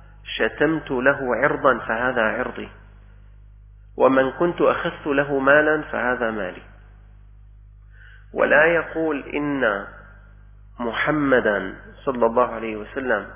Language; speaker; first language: Arabic; native; Arabic